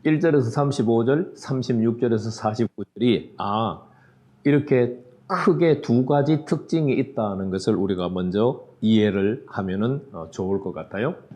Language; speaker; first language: Korean; native; Korean